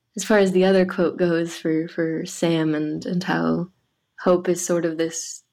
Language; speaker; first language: English; early bilingual, other home language; French